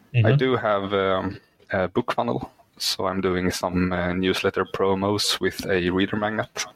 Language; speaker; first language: English; non-native, fluent; Swedish